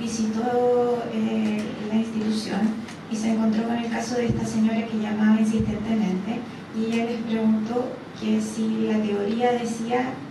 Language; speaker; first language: Spanish; native; Spanish